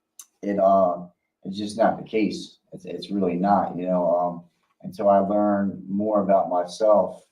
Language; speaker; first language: English; native; English